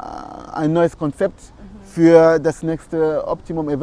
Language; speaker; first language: German; non-native, fluent; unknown